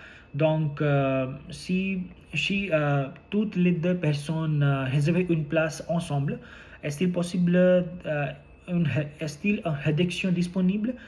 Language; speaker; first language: French; non-native, learner; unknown